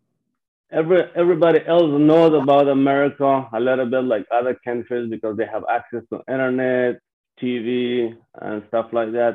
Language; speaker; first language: English; non-native, fluent; Persian